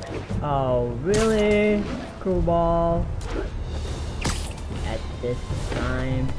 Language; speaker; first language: English; non-native, learner; Indonesian